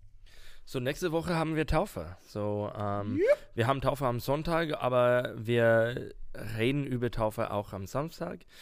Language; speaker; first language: German; non-native, learner; English